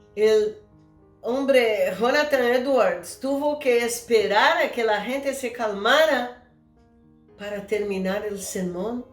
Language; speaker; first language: Spanish; non-native, fluent; Portuguese